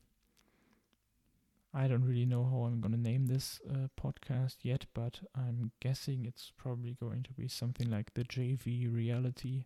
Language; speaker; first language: English; non-native, fluent; German